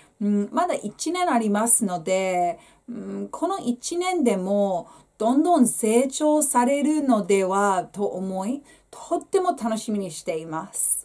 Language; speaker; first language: Japanese; non-native, fluent; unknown